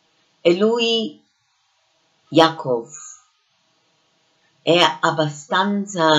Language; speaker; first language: Italian; non-native, fluent; English